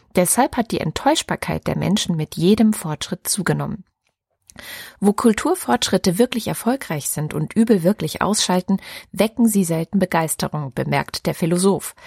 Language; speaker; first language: German; native; German